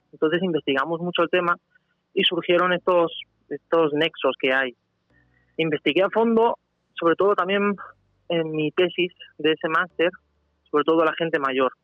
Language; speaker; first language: Spanish; native; Spanish